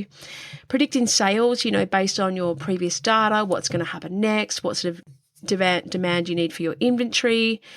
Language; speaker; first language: English; native; English